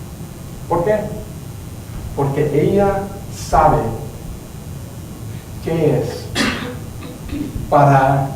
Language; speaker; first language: Spanish; non-native, learner; English